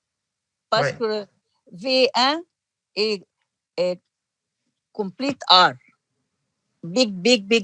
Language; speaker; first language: French; non-native, learner; Arabic